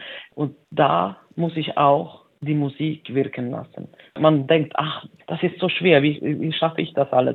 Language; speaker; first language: German; non-native, fluent; Swedish